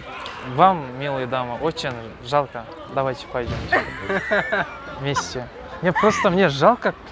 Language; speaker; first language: Russian; non-native, local second language; Kazakh